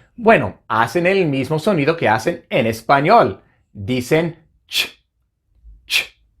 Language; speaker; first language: Spanish; non-native, fluent; English